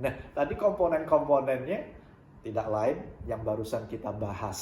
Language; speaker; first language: Indonesian; native; Indonesian